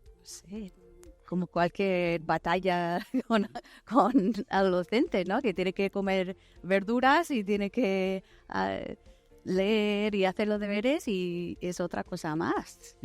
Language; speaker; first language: Spanish; non-native, fluent; English